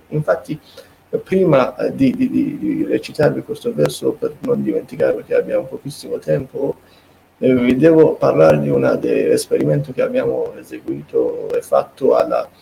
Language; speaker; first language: Italian; non-native, fluent; Persian